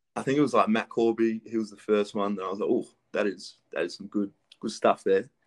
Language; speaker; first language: English; early bilingual, other home language; Greek